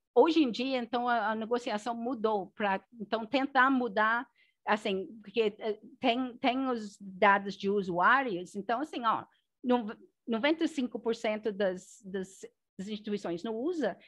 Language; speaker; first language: Portuguese; non-native, fluent; English